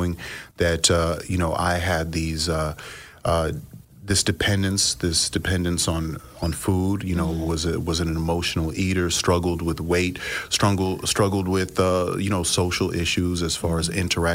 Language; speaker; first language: English; early bilingual, other home language; Russian